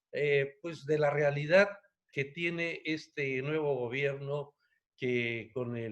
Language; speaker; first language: Spanish; native; Spanish